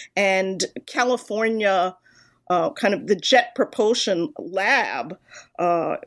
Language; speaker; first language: English; native; English